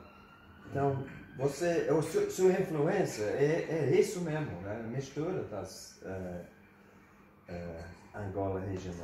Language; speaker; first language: Portuguese; non-native, learner; English